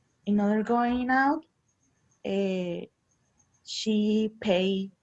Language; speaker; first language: English; non-native, learner; Spanish